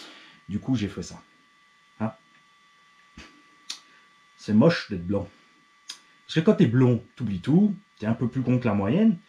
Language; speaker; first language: French; native; French